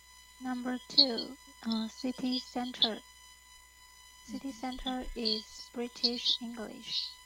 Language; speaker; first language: English; non-native, learner; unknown